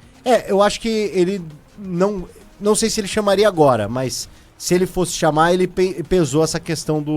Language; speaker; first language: Portuguese; native; Portuguese